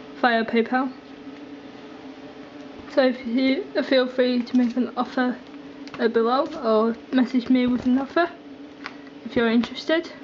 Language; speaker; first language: English; native; English